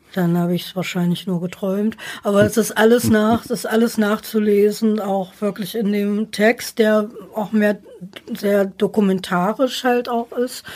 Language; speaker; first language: German; native; German